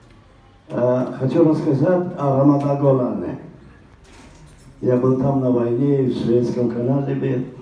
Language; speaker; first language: Russian; non-native, local second language; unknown